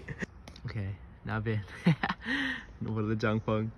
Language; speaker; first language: Chinese; non-native, learner; English